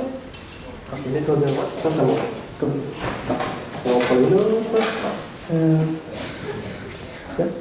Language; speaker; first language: French; native; French